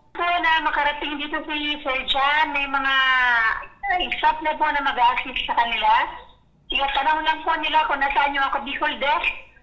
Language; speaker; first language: Filipino; non-native, local second language; Bikol